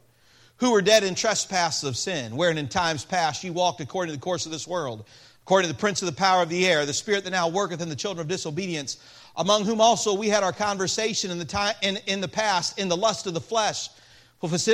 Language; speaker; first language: English; native; English